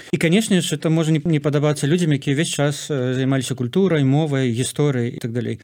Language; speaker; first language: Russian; non-native, local second language; Belarusian